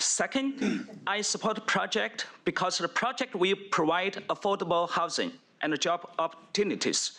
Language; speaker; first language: English; non-native, fluent; Chinese